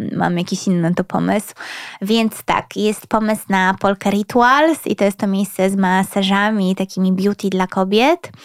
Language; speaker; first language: Polish; early bilingual, other home language; Swedish